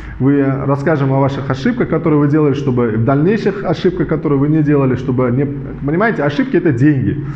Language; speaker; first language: Russian; non-native, local second language; Uzbek